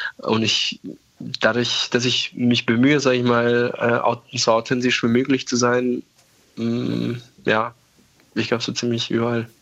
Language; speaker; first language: German; non-native, fluent; Persian